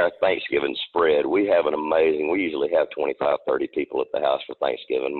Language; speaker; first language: English; native; English